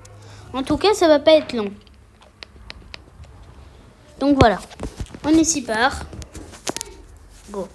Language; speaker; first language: French; native; French